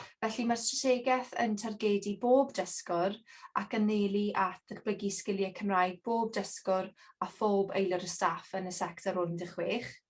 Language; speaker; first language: Welsh; native; Welsh